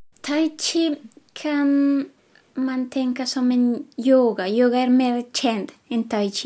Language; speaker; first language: Swedish; non-native, fluent; Spanish